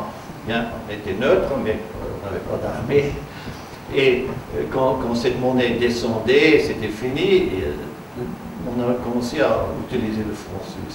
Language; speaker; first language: French; non-native, fluent; German